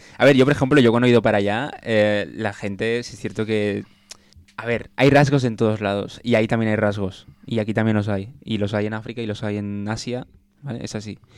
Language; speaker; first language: Spanish; early bilingual, other home language; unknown